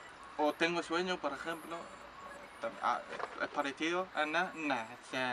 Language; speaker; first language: Spanish; non-native, local second language; Arabic